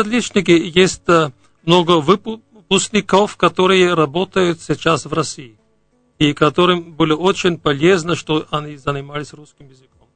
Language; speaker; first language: Russian; non-native, fluent; German